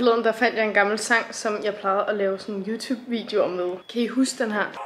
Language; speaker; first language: Danish; native; Danish